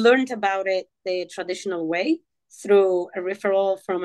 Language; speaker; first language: English; non-native, fluent; Arabic